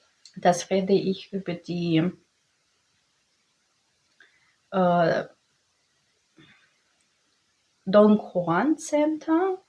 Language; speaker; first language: German; non-native, learner; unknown